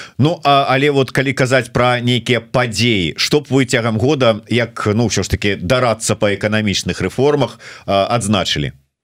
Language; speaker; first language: Belarusian; non-native, local second language; Russian